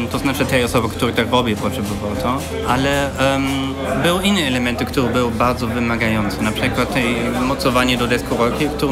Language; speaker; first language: Polish; non-native, learner; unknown